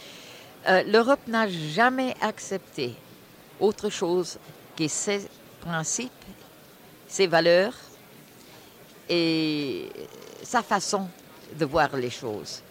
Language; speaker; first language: French; non-native, fluent; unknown